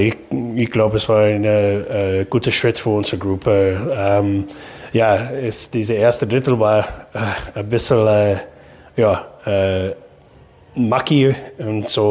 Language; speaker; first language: German; non-native, fluent; English